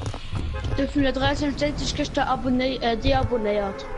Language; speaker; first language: German; non-native, local second language; Luxembourgish